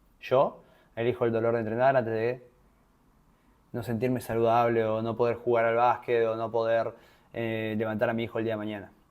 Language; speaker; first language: Spanish; native; Spanish